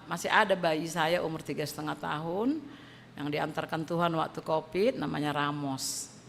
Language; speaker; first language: Indonesian; native; Indonesian